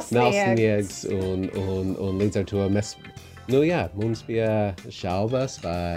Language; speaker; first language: Latvian; non-native, fluent; English